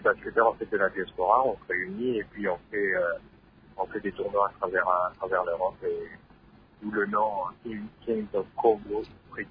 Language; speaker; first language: French; non-native, local second language; Lingala